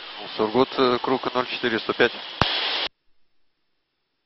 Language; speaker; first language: Russian; native; Russian